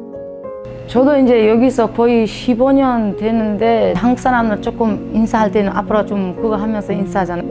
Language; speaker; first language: Korean; non-native, fluent; Uzbek